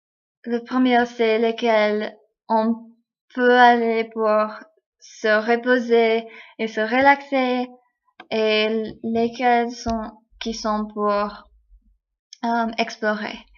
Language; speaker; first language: French; non-native, learner; English